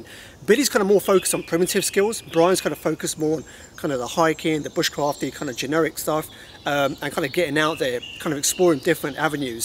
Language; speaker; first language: English; native; English